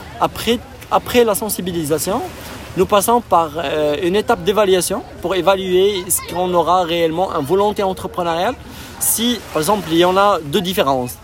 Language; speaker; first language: French; non-native, local second language; Arabic